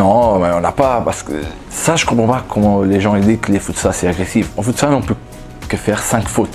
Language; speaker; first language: French; non-native, fluent; Portuguese